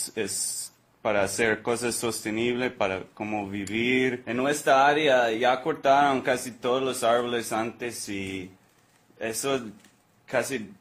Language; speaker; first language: Spanish; non-native, learner; English